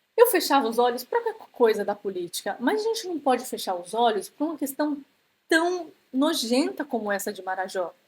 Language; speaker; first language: Portuguese; native; Portuguese